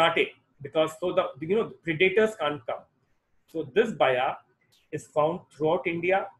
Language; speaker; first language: English; non-native, local second language; Hindi